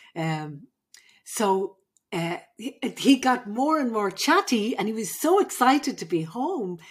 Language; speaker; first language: English; native; English